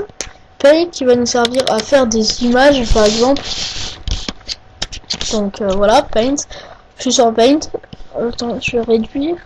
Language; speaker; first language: French; native; French